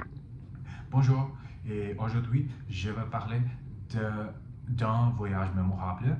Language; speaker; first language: French; non-native, fluent; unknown